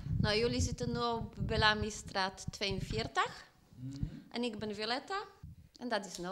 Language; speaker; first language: Dutch; non-native, fluent; Polish